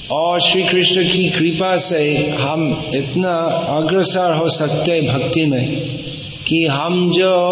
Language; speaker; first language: Hindi; non-native, fluent; English